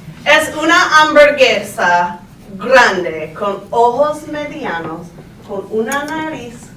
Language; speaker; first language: Spanish; non-native, fluent; English